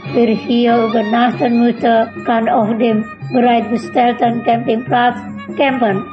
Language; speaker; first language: German; non-native, fluent; Indonesian